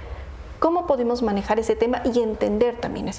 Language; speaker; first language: Spanish; native; Spanish